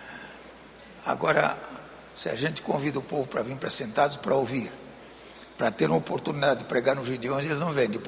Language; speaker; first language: Portuguese; native; Portuguese